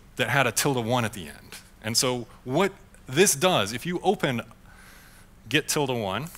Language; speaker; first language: English; native; English